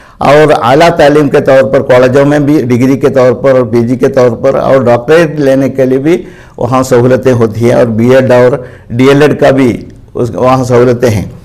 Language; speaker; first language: Urdu; non-native, local second language; Malayalam